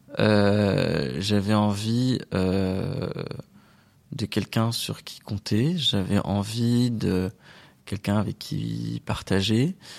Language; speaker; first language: French; non-native, local second language; Arabic